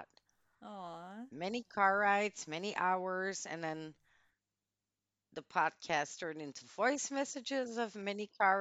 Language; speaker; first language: English; non-native, fluent; Dutch